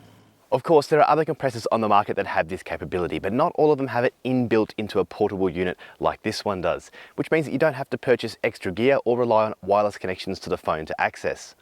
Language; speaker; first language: English; native; English